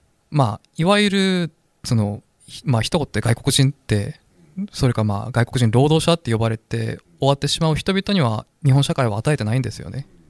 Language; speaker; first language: Japanese; non-native, fluent; Korean